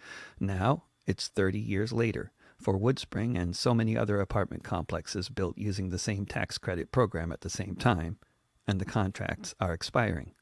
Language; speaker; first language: English; native; English